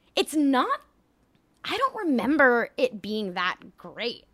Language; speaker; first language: English; early bilingual, other home language; French